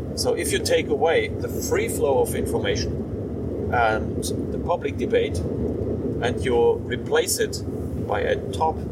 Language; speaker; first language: English; non-native, fluent; German